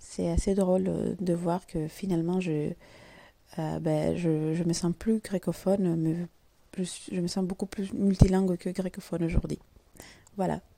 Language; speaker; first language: French; non-native, fluent; Greek